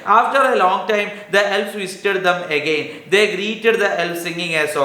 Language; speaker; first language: English; non-native, local second language; Malayalam